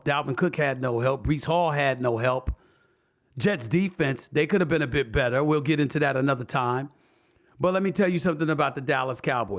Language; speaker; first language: English; native; English